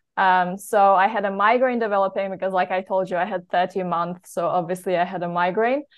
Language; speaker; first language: English; non-native, fluent; Polish